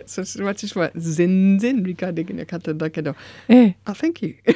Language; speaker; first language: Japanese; non-native, learner; English